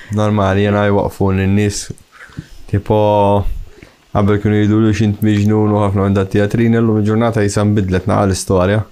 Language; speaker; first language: Maltese; native; Maltese